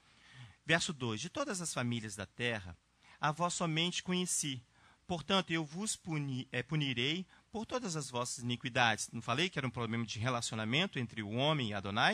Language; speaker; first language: Portuguese; native; Portuguese